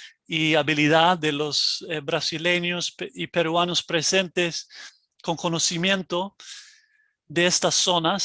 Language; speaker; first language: Spanish; non-native, fluent; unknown